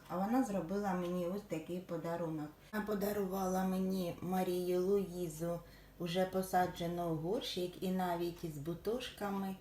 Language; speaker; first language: Ukrainian; native; Ukrainian